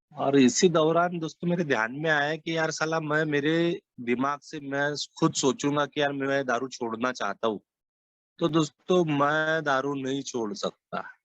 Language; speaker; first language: Hindi; non-native, local second language; Marathi